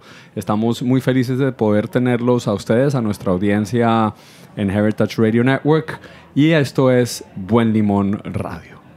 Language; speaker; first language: Spanish; native; Spanish